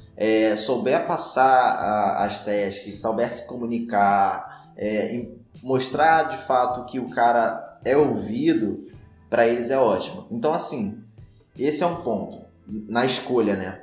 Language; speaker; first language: Portuguese; native; Portuguese